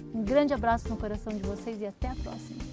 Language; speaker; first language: Portuguese; native; Portuguese